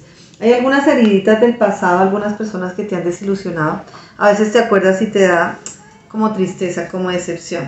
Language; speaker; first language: Spanish; native; Spanish